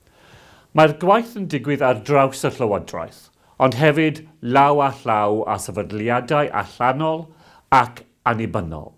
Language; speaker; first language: Welsh; non-native, local second language; English